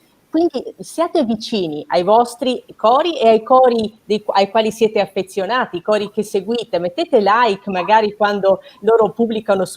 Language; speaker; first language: Italian; native; Italian